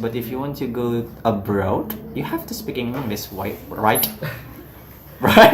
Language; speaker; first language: English; non-native, fluent; Indonesian